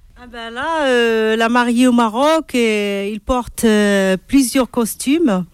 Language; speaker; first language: French; non-native, local second language; Arabic